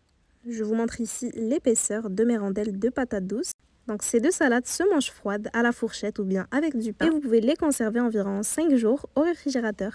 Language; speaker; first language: French; native; French